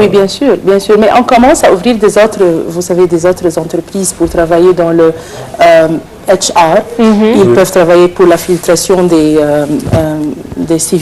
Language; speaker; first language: French; non-native, fluent; Arabic